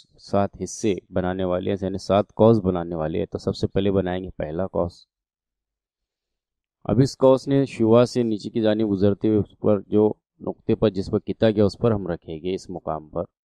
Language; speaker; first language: Urdu; native; Urdu